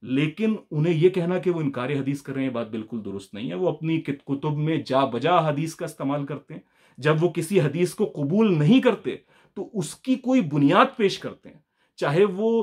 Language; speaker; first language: Urdu; native; Urdu